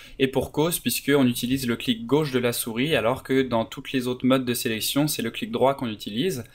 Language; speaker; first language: French; native; French